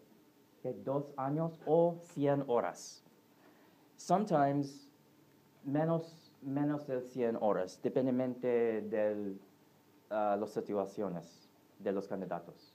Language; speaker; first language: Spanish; non-native, learner; English